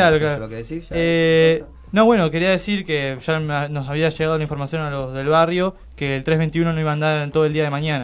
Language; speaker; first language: Spanish; native; Spanish